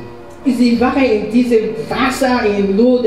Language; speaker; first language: German; non-native, learner; French